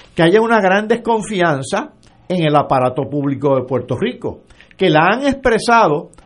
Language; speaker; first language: Spanish; native; Spanish